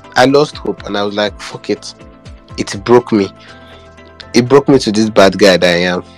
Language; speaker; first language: English; non-native, local second language; Igbo